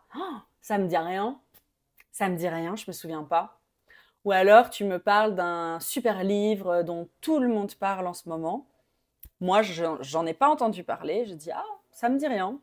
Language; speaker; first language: French; native; French